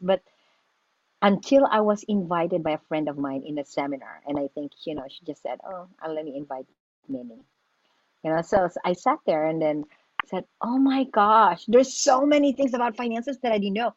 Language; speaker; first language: English; non-native, local second language; Filipino